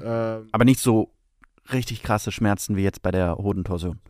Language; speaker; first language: German; native; German